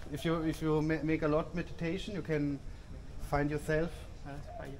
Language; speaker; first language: English; non-native, learner; German